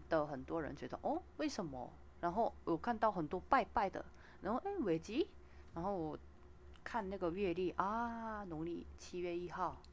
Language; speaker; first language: Chinese; non-native, fluent; Korean